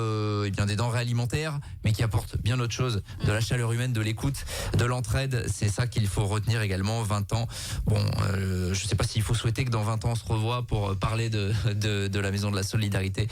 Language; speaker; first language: French; native; French